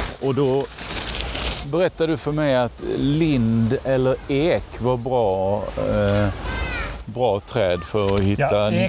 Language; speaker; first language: Swedish; native; Swedish